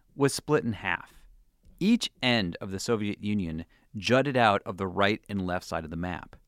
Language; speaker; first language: English; native; English